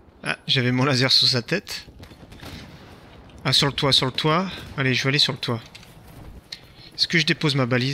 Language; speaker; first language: French; native; French